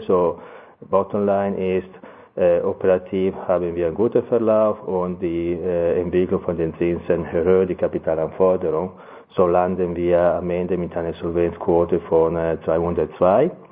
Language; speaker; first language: German; non-native, fluent; Italian